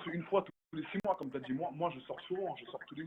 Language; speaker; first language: French; native; French